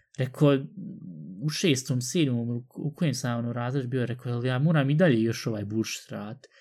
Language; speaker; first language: Bosnian; early bilingual, heritage; Bosnian